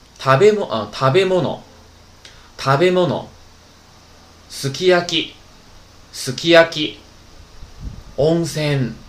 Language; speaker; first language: Japanese; non-native, fluent; Chinese